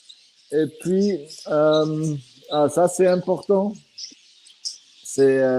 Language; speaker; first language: French; non-native, fluent; Swiss German